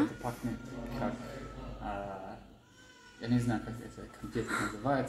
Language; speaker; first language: Russian; non-native, learner; English